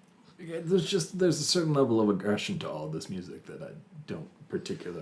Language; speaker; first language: English; native; English